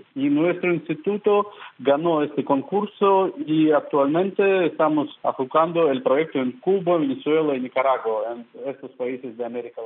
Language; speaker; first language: Spanish; non-native, fluent; Russian